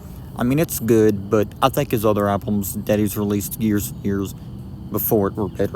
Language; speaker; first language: English; native; English